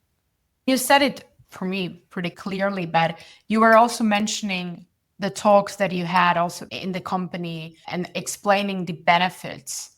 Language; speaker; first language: English; non-native, fluent; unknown